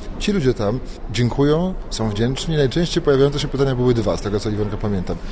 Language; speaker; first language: Polish; native; Polish